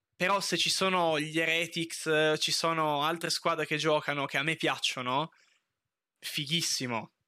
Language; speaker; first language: Italian; native; Italian